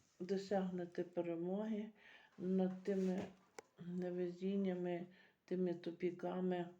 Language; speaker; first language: Ukrainian; native; Ukrainian